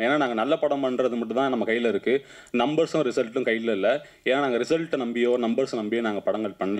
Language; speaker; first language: Tamil; native; Tamil